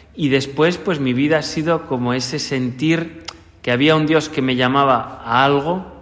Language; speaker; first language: Spanish; native; Spanish